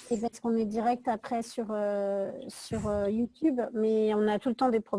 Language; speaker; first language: French; native; French